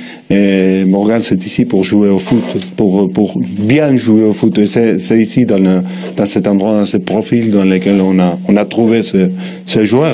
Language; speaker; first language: French; non-native, learner; Spanish